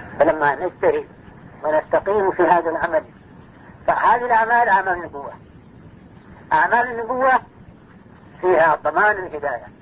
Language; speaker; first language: Arabic; non-native, fluent; Urdu